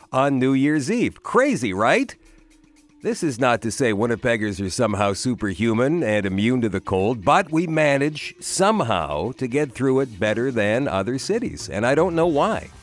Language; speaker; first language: English; native; English